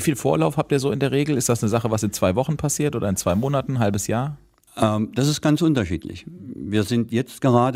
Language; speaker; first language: German; native; German